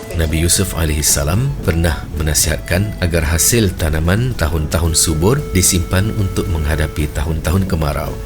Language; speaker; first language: Malay; native; Malay